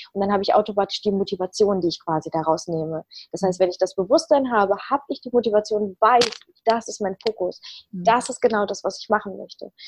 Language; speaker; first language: German; early bilingual, other home language; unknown